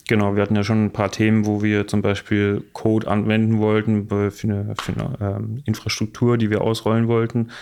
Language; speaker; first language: German; non-native, fluent; Bosnian